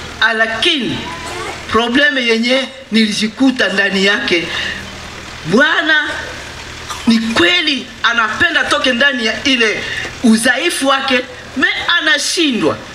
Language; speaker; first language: Swahili; native; Swahili